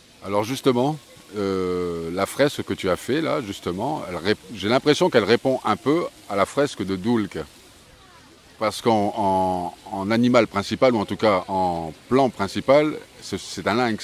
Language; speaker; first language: French; native; French